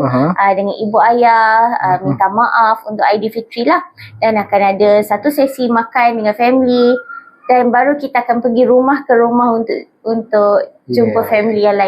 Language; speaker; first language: Malay; native; Malay